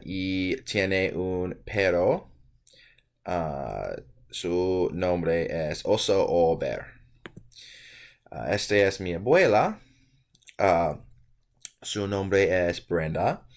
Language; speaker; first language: Spanish; non-native, learner; English